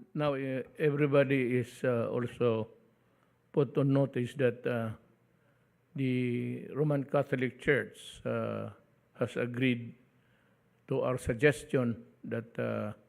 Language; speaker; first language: English; non-native, local second language; Cebuano